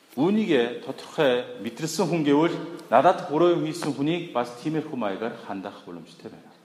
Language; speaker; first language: Mongolian; non-native, fluent; Korean